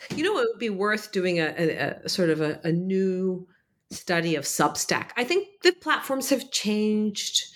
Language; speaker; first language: English; early bilingual, other home language; Arabic